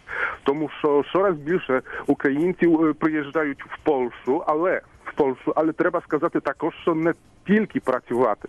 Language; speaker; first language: Ukrainian; non-native, fluent; Polish